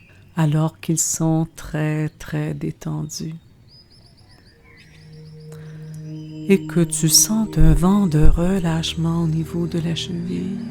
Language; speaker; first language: French; native; French